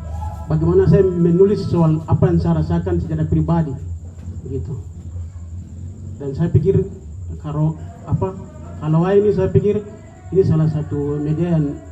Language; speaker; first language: Indonesian; non-native, local second language; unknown